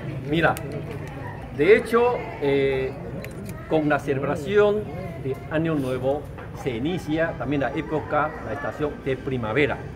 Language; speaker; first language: Spanish; non-native, fluent; Chinese